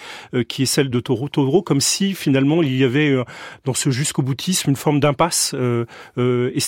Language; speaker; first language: French; native; French